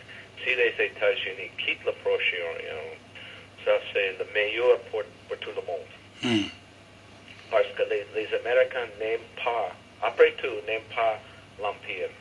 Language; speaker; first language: French; non-native, learner; English